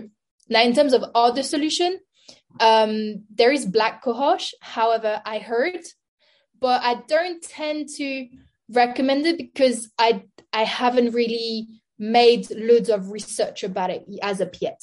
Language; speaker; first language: English; non-native, fluent; French